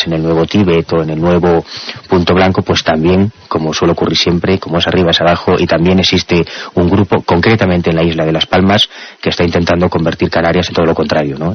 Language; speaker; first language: Spanish; native; Spanish